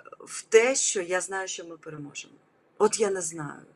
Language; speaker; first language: Ukrainian; non-native, local second language; Russian